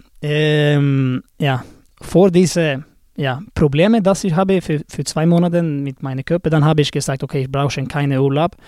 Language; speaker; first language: German; non-native, learner; Swedish